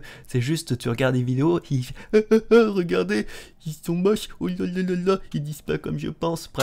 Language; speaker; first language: French; native; French